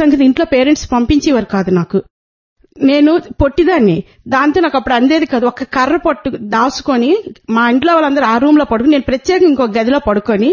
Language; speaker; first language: Telugu; native; Telugu